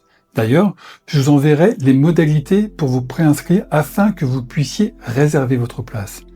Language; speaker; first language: French; native; French